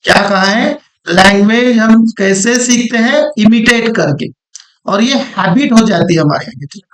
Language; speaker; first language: Hindi; non-native, local second language; Marathi